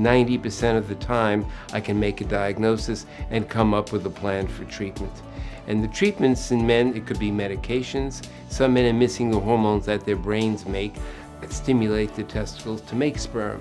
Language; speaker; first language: English; native; English